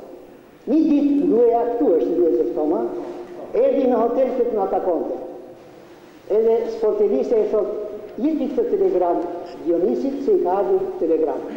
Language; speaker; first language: Albanian; native; Albanian